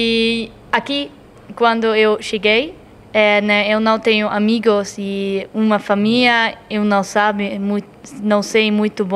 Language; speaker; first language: Portuguese; non-native, learner; German